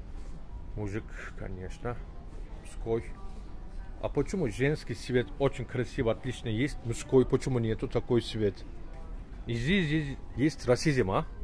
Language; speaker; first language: Russian; non-native, learner; Turkish